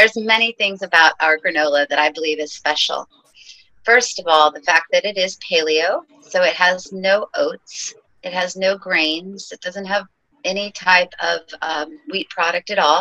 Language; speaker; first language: English; native; English